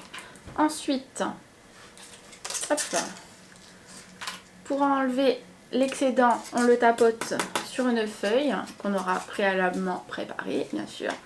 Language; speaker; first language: French; native; French